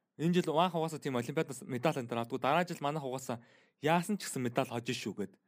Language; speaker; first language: Mongolian; native; Mongolian